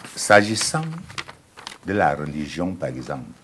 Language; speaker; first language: French; non-native, local second language; Ghomala